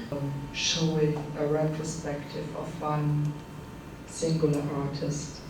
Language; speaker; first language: English; non-native, fluent; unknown